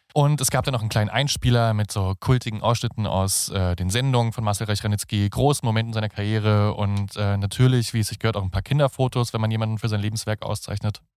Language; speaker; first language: German; native; German